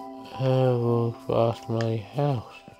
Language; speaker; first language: English; native; English